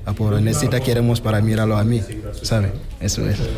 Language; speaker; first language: Spanish; non-native, learner; Wolof